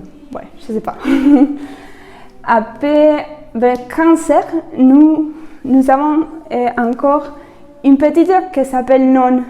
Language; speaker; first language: French; non-native, fluent; Spanish